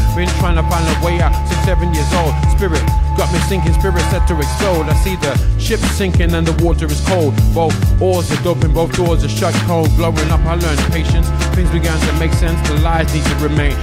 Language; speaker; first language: English; native; English